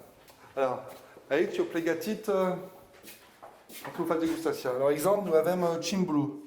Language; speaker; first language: Romanian; non-native, learner; French